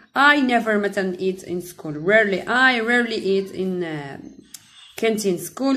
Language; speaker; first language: English; non-native, fluent; Arabic